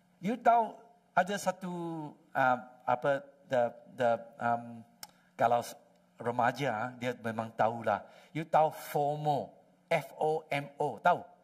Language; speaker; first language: Malay; non-native, local second language; Chinese